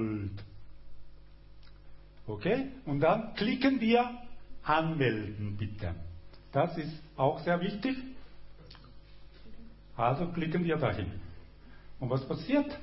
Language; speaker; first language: German; non-native, fluent; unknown